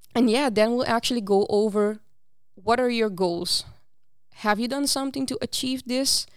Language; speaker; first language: English; non-native, fluent; Papiamento